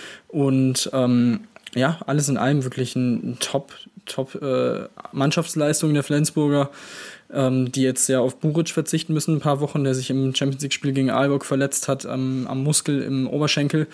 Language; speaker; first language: German; native; German